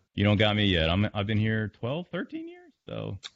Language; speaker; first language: English; native; English